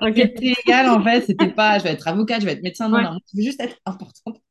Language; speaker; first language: French; non-native, fluent; Spanish